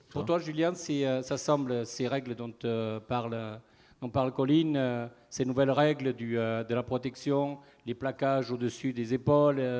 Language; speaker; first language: French; native; French